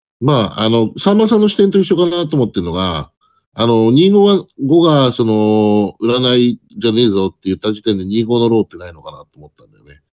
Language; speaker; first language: Japanese; native; Japanese